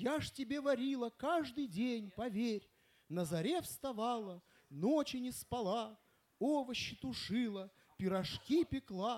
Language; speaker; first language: Russian; native; Russian